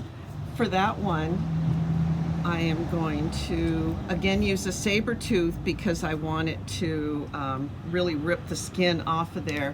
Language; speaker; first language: English; native; English